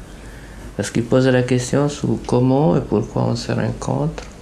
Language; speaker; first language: French; non-native, fluent; Italian